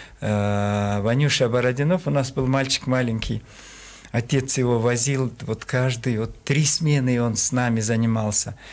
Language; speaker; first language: Russian; non-native, local second language; Kyrgyz